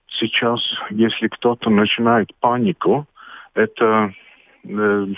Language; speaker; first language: Russian; non-native, local second language; Latvian